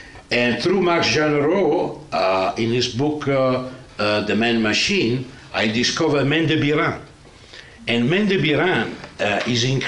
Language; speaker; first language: English; non-native, fluent; Italian